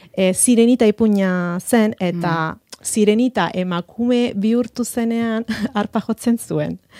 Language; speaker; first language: Basque; non-native, fluent; Italian